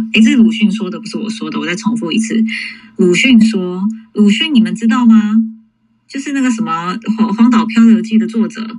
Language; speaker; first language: Chinese; early bilingual, heritage; English